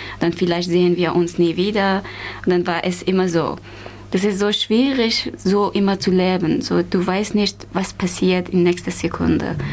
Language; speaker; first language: German; non-native, learner; Persian